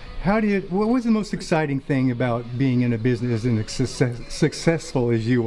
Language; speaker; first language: English; native; English